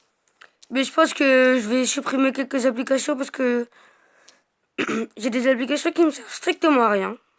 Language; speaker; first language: French; native; French